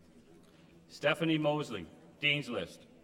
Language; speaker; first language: English; native; English